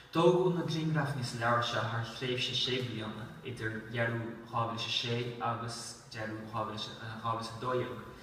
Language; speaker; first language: Irish; non-native, fluent; Dutch